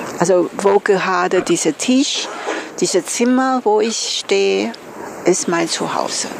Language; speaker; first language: German; non-native, learner; Chinese